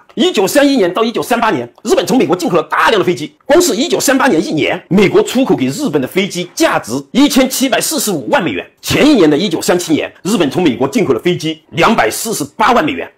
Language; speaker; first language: Chinese; native; Chinese